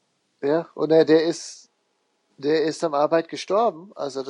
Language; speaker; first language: German; non-native, fluent; English